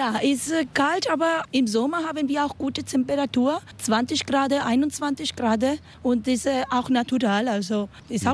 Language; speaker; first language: German; non-native, learner; Spanish